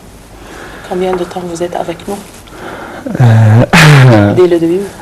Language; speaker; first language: French; non-native, fluent; Arabic